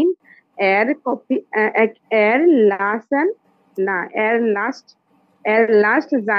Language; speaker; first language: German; non-native, learner; Bangla